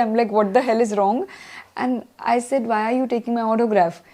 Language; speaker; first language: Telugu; non-native, learner; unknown